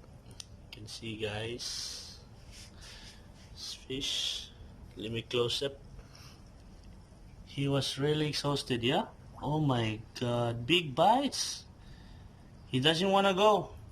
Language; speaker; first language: English; non-native, local second language; Filipino